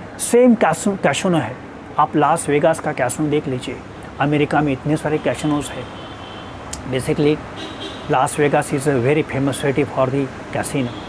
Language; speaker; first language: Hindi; non-native, local second language; Marathi